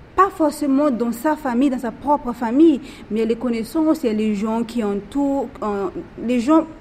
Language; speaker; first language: French; non-native, local second language; Malagasy